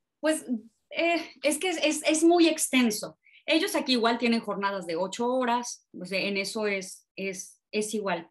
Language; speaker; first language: Spanish; native; Spanish